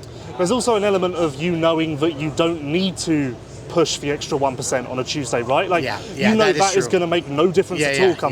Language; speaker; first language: English; native; English